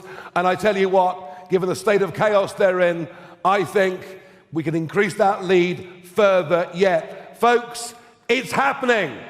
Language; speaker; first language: English; native; English